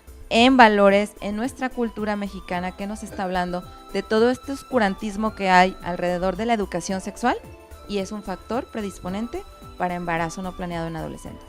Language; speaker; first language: Spanish; native; Spanish